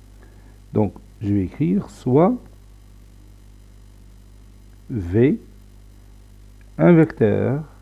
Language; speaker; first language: French; non-native, local second language; Arabic